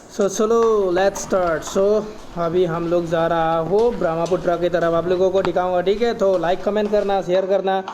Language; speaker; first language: Hindi; non-native, local second language; Assamese